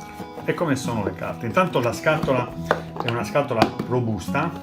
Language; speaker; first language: Italian; native; Italian